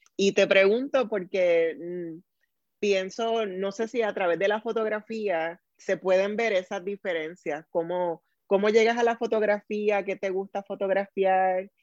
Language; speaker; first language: Spanish; native; Spanish